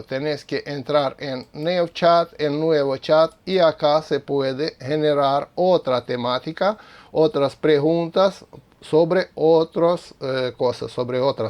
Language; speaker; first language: Spanish; non-native, fluent; Russian